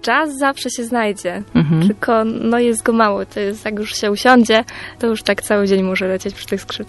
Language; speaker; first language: Polish; native; Polish